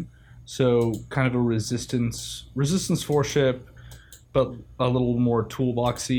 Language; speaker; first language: English; native; English